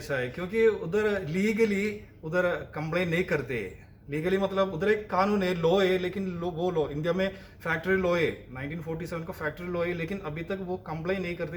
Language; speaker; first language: Hindi; non-native, local second language; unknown